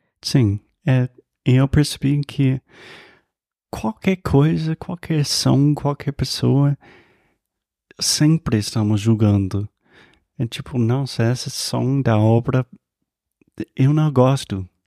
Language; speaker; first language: Portuguese; non-native, fluent; English